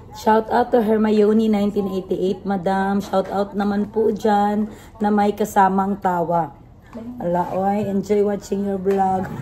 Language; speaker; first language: Filipino; non-native, local second language; Cebuano